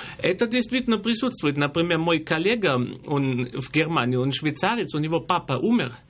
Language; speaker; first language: Russian; non-native, fluent; German